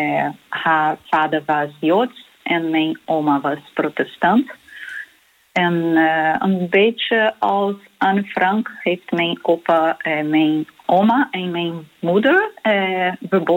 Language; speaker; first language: Dutch; non-native, learner; Portuguese